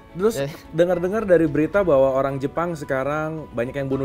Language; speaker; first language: Indonesian; native; Indonesian